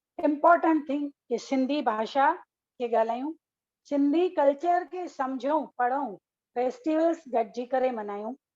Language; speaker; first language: Sindhi; early bilingual, heritage; Sindhi